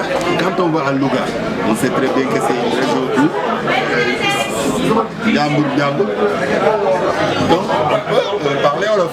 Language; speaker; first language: French; non-native, local second language; Wolof